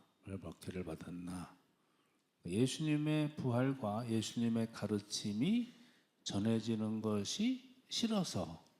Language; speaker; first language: Korean; native; Korean